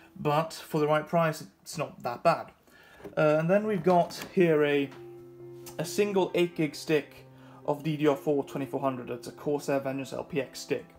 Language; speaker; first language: English; non-native, fluent; Swedish